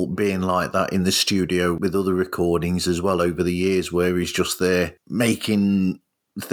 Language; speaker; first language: English; native; English